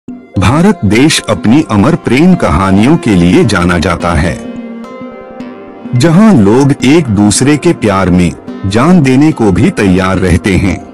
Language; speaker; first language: Hindi; native; Hindi